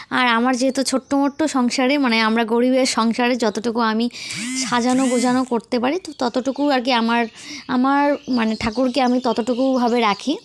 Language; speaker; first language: Bangla; native; Bangla